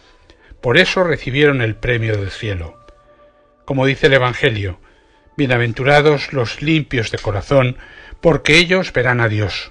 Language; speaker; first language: Spanish; native; Spanish